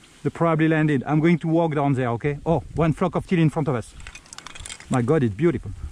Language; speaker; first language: English; non-native, fluent; French